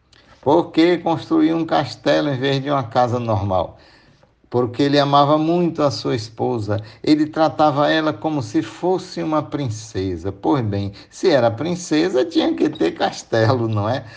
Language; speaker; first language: Portuguese; native; Portuguese